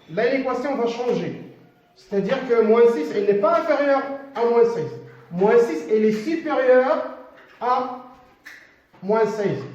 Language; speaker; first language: French; non-native, local second language; Arabic